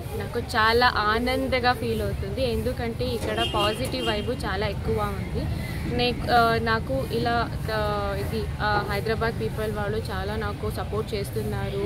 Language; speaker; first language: Telugu; non-native, fluent; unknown